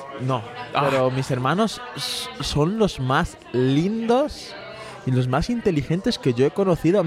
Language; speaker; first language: Spanish; early bilingual, other home language; Bangla